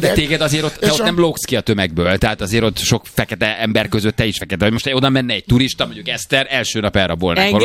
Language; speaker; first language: Hungarian; native; Hungarian